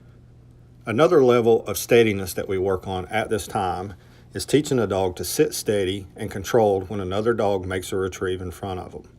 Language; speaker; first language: English; native; English